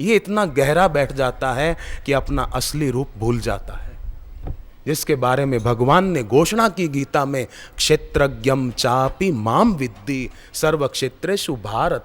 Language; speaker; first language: Hindi; native; Hindi